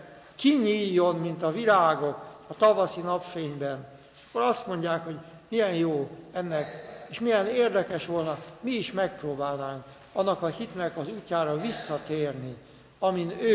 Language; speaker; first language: Hungarian; native; Hungarian